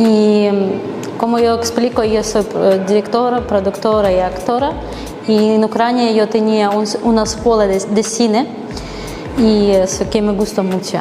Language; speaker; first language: Spanish; non-native, fluent; Ukrainian